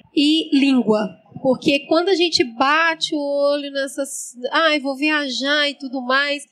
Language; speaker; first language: Portuguese; native; Portuguese